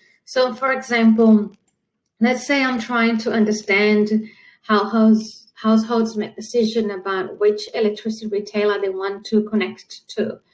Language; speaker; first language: English; non-native, fluent; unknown